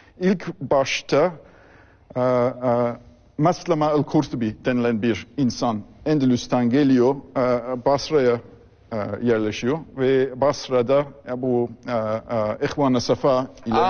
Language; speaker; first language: Turkish; non-native, fluent; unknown